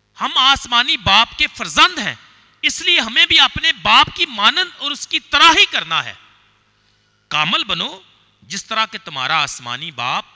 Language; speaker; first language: Urdu; non-native, local second language; Punjabi